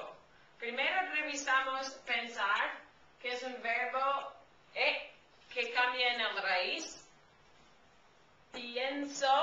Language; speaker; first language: Spanish; non-native, fluent; English